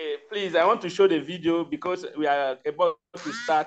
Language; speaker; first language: English; non-native, learner; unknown